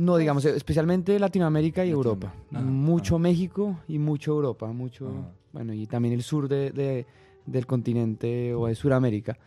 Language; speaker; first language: Spanish; native; Spanish